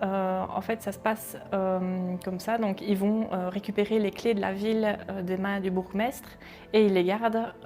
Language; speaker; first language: French; native; French